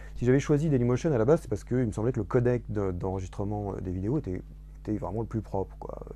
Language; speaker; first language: French; native; French